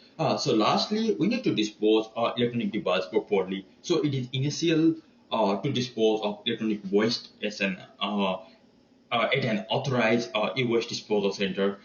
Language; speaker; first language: English; non-native, learner; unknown